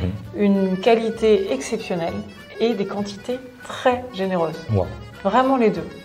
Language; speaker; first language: French; native; French